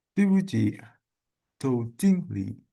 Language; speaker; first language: Chinese; non-native, learner; Indonesian